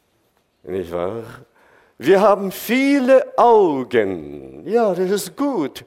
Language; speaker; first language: German; non-native, fluent; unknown